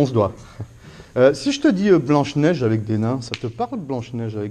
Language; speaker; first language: French; native; French